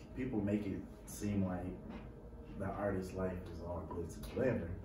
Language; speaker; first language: English; native; English